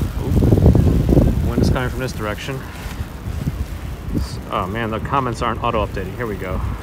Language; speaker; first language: English; early bilingual, other home language; Russian